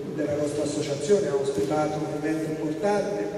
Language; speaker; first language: Italian; native; Italian